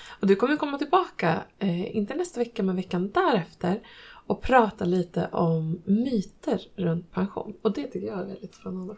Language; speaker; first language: Swedish; native; Swedish